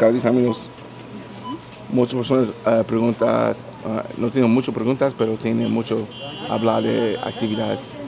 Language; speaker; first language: Spanish; non-native, learner; English